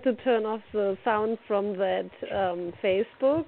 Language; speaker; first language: English; non-native, fluent; German